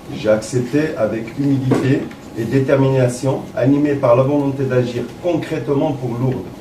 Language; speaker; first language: French; early bilingual, other home language; Arabic